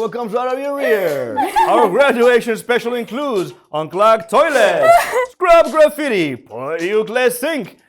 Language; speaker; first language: English; native; English